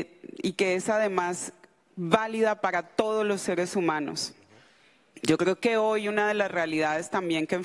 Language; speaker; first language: Spanish; non-native, local second language; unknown